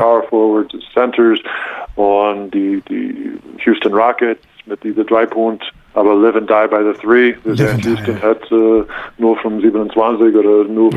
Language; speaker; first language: German; non-native, learner; English